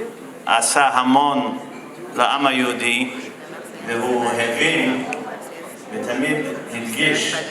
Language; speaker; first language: Hebrew; non-native, fluent; English